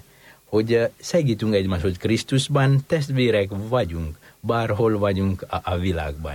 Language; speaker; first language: Hungarian; non-native, fluent; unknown